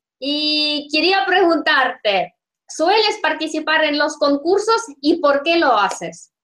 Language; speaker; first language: Spanish; non-native, fluent; Russian